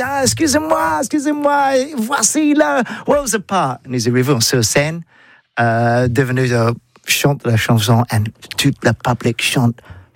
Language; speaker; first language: French; non-native, learner; English